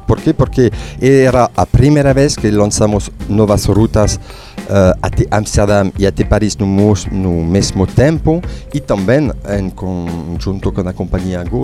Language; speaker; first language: Portuguese; non-native, fluent; French